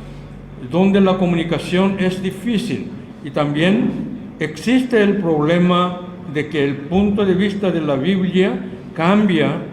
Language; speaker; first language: Spanish; non-native, fluent; Korean